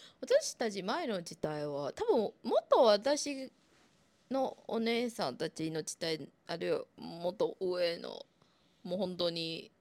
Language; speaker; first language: Japanese; non-native, fluent; Chinese